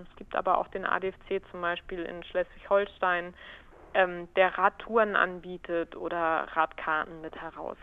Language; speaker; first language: German; native; German